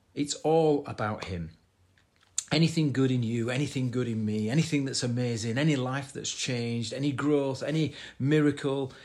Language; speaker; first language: English; native; English